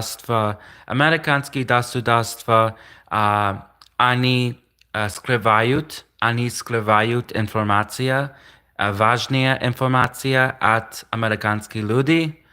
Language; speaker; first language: Russian; non-native, learner; English